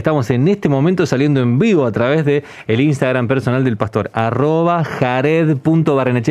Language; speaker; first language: Spanish; native; Spanish